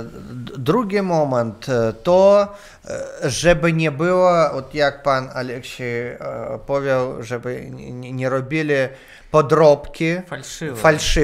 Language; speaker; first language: Polish; non-native, learner; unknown